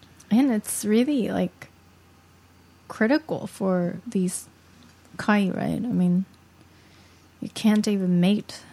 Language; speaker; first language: English; early bilingual, other home language; Japanese